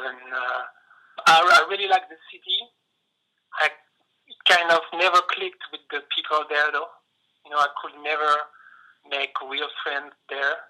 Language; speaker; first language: English; non-native, fluent; French